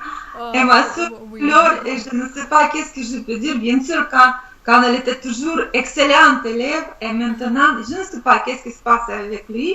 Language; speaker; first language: French; non-native, learner; Russian